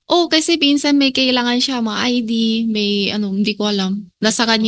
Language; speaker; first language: Filipino; early bilingual, other home language; Chinese